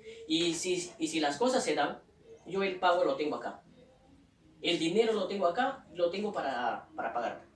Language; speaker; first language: Spanish; native; Spanish